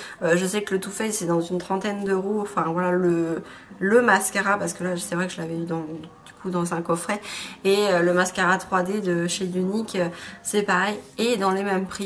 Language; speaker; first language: French; native; French